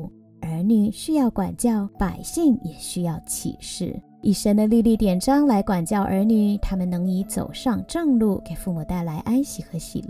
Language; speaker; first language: Chinese; native; Chinese